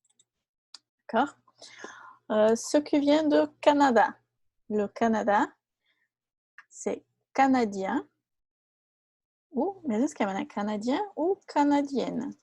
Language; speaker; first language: French; non-native, fluent; Portuguese